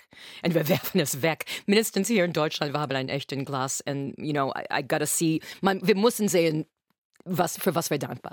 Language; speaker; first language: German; non-native, fluent; English